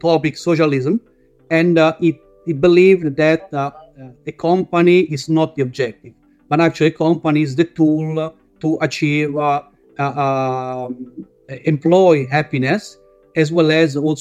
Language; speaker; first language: English; non-native, fluent; Italian